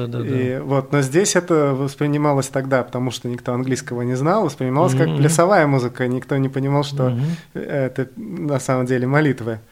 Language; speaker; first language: Russian; native; Russian